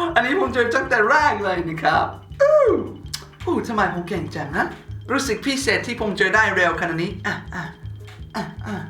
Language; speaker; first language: Thai; non-native, fluent; English